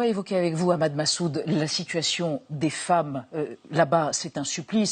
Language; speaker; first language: French; native; French